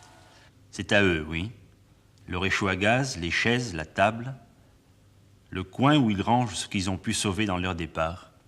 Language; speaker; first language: French; native; French